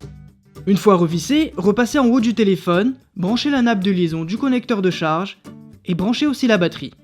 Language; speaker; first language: French; native; French